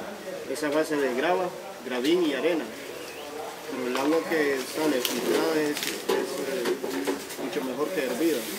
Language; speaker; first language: Spanish; native; Spanish